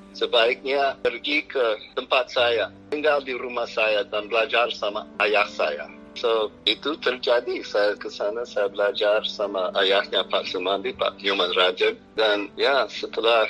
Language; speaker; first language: Indonesian; non-native, fluent; English